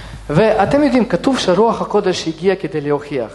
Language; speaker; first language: Hebrew; non-native, fluent; Russian